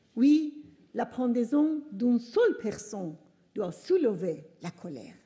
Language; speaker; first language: French; non-native, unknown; Persian